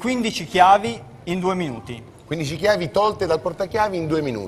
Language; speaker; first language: Italian; native; Italian